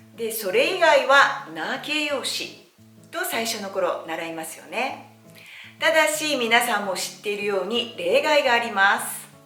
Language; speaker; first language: Japanese; native; Japanese